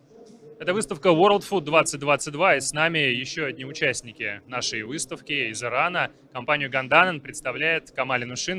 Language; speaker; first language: Russian; native; Russian